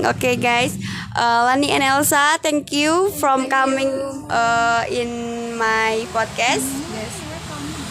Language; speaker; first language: English; non-native, learner; Indonesian